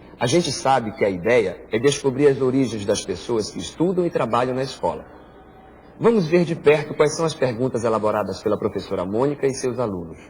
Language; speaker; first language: Portuguese; native; Portuguese